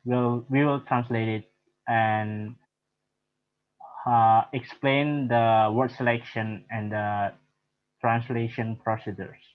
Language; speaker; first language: English; non-native, learner; Indonesian